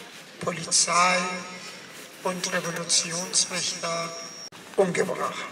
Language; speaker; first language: German; non-native, fluent; Persian